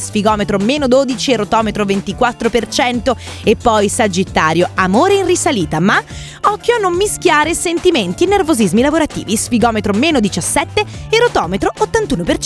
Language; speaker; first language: Italian; native; Italian